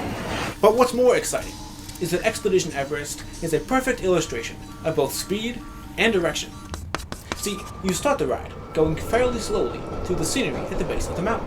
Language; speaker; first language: English; native; English